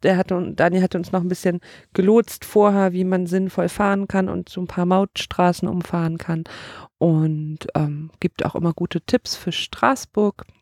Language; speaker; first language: German; native; German